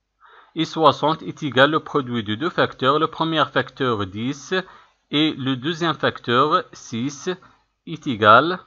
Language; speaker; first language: French; non-native, local second language; Arabic